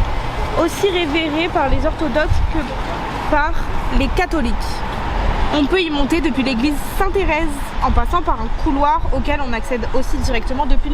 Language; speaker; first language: French; native; French